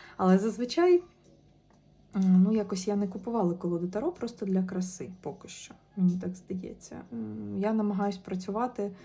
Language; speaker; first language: Ukrainian; native; Ukrainian